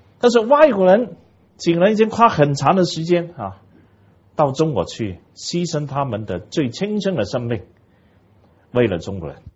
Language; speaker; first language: Chinese; non-native, local second language; Cantonese